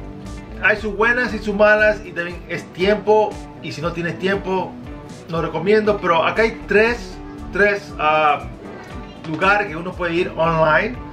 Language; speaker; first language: Spanish; early bilingual, heritage; Spanish